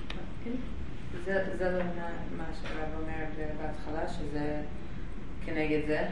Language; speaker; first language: Hebrew; non-native, learner; English